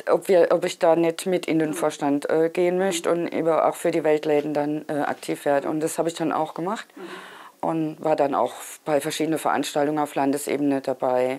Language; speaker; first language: German; native; German